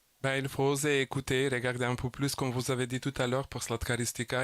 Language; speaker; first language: French; non-native, fluent; Macedonian